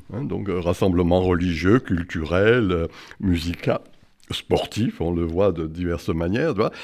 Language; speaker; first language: French; native; French